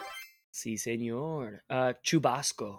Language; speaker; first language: Spanish; non-native, fluent; English